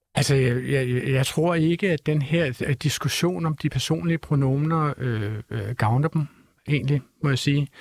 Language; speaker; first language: Danish; native; Danish